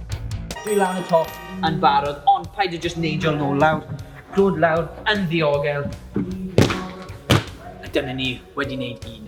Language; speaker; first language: Welsh; non-native, local second language; English